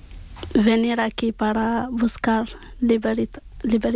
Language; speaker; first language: Spanish; non-native, learner; Arabic